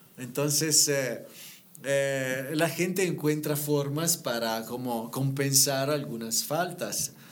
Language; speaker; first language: Spanish; non-native, fluent; Italian